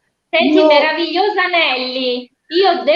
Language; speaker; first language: Italian; native; Italian